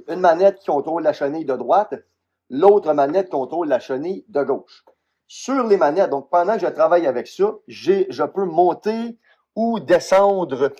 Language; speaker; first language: French; native; French